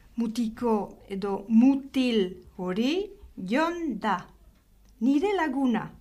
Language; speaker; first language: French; native; French